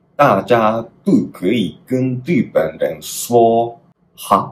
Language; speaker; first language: Chinese; non-native, fluent; Japanese